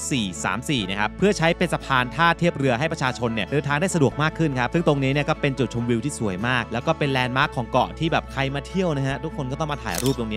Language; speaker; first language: Thai; native; Thai